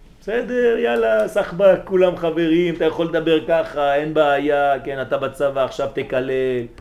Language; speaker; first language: Hebrew; early bilingual, heritage; Hebrew